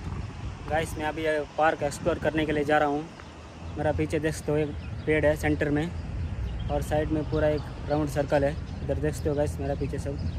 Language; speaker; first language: Hindi; non-native, local second language; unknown